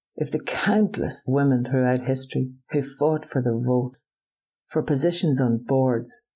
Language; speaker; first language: English; native; English